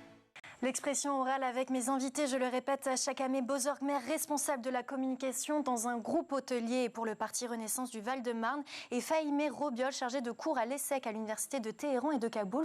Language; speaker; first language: French; native; French